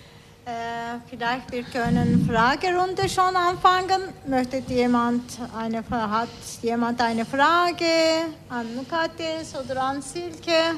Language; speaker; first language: German; non-native, learner; Turkish